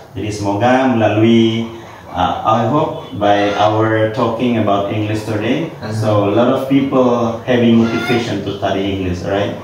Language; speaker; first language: English; non-native, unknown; Indonesian